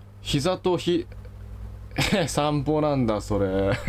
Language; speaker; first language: Japanese; native; Japanese